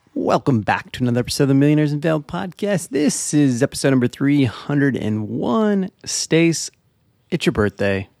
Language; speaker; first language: English; native; English